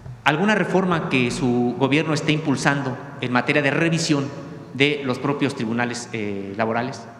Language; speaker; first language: Spanish; native; Spanish